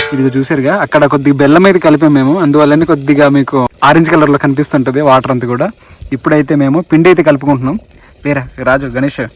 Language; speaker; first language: Telugu; native; Telugu